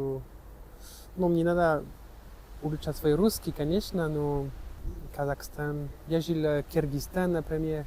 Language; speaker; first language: Russian; non-native, learner; French